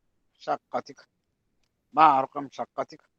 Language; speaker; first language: Arabic; non-native, learner; Divehi